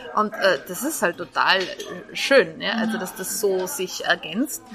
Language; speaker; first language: German; native; German